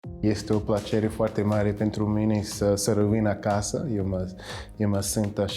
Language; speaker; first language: Romanian; non-native, learner; English